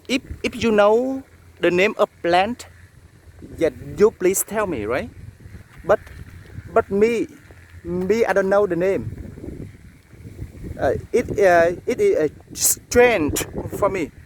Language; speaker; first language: English; non-native, learner; Vietnamese